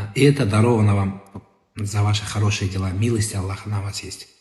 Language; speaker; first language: Russian; non-native, local second language; Kazakh